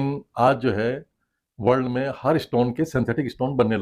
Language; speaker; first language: Hindi; native; Hindi